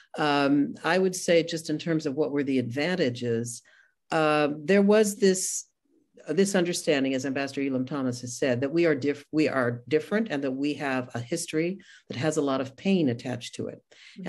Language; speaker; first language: English; native; English